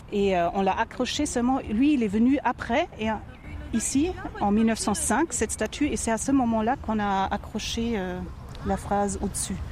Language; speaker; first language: French; non-native, fluent; German